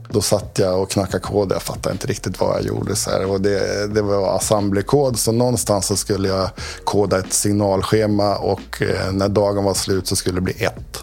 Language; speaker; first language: Swedish; native; Swedish